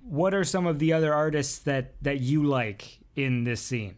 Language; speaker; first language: English; native; English